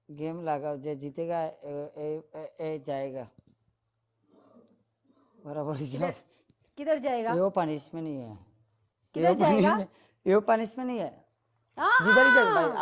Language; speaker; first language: Hindi; non-native, learner; Bangla